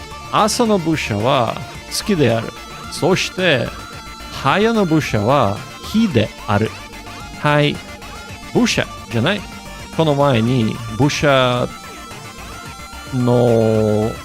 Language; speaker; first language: Japanese; non-native, learner; English